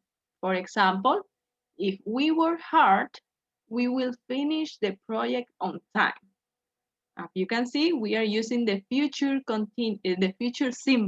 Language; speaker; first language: English; non-native, fluent; Spanish